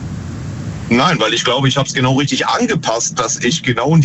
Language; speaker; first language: German; native; German